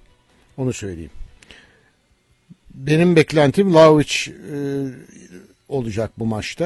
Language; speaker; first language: Turkish; native; Turkish